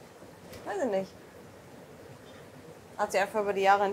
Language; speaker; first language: German; native; German